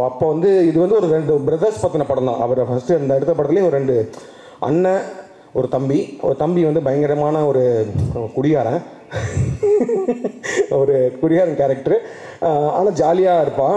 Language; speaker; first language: Tamil; native; Tamil